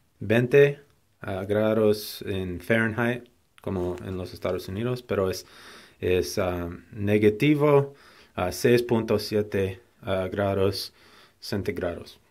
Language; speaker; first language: Spanish; non-native, learner; English